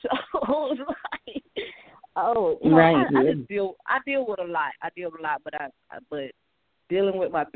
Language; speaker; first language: English; native; English